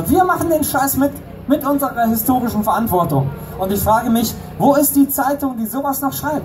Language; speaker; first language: German; native; German